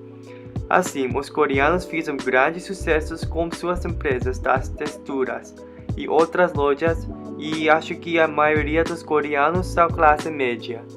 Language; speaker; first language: Portuguese; non-native, learner; English